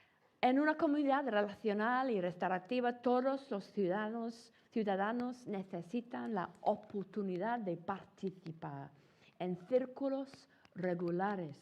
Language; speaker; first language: Spanish; non-native, fluent; English